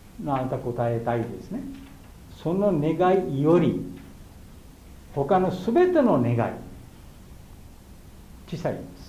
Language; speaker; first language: Japanese; non-native, learner; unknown